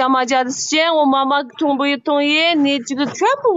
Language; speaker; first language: Chinese; non-native, local second language; Uyghur